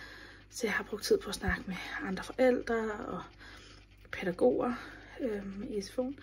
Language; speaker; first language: Danish; native; Danish